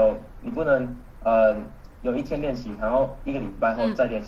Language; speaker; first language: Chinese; early bilingual, heritage; Chinese